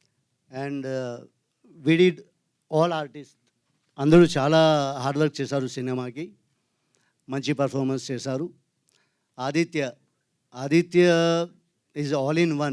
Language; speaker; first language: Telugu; non-native, learner; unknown